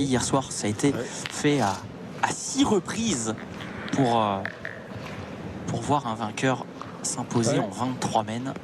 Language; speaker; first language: French; native; French